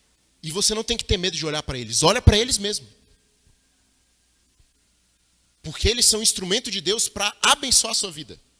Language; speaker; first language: Portuguese; native; Portuguese